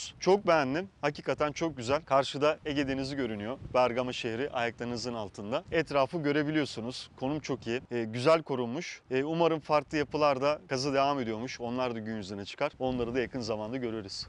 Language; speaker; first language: Turkish; native; Turkish